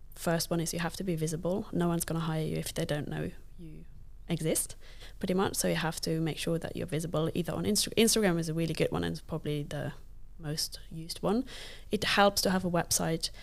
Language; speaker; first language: English; non-native, fluent; Luxembourgish